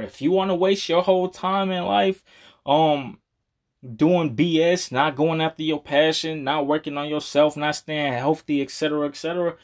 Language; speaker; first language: English; native; English